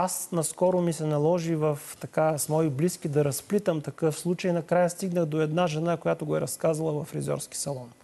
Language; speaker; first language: Bulgarian; native; Bulgarian